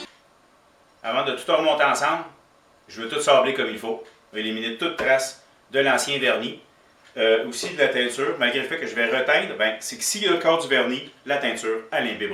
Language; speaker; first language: French; native; French